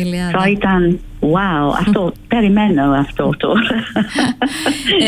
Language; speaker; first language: Greek; non-native, fluent; English